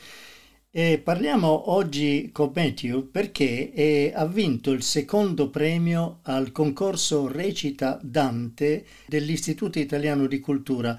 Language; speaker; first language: Italian; native; Italian